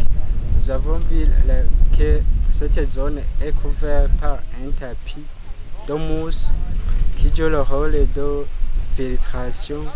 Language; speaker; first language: French; non-native, local second language; Rundi